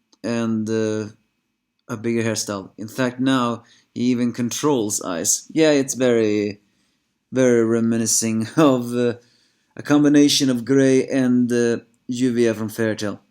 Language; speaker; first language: English; non-native, fluent; Swedish